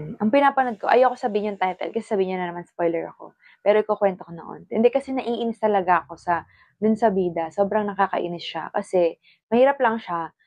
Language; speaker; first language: Filipino; native; Filipino